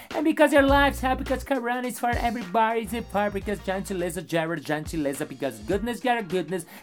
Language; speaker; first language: English; non-native, learner; Portuguese